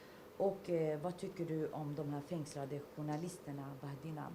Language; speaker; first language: Swedish; non-native, fluent; Kurdish